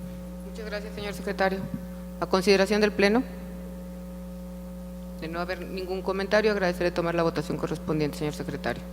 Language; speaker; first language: Spanish; native; Spanish